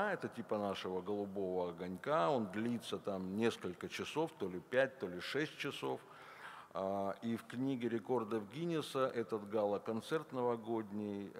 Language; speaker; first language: Russian; native; Russian